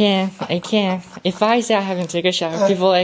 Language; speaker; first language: English; non-native, fluent; Japanese